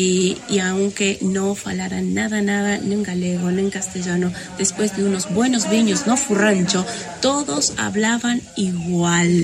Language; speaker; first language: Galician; non-native, learner; Spanish